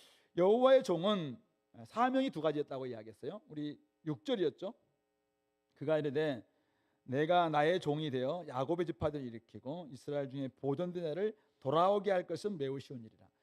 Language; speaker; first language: Korean; native; Korean